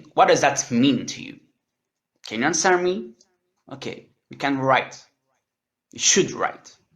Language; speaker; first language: English; non-native, learner; French